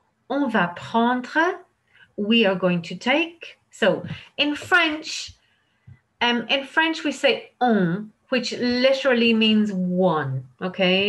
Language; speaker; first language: English; native; English